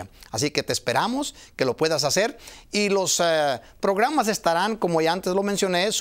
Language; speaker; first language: Spanish; native; Spanish